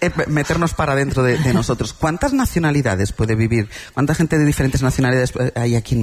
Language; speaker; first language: Spanish; native; Spanish